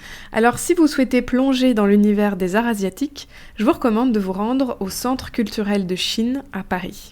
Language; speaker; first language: French; native; French